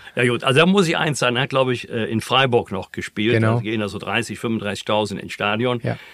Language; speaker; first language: German; native; German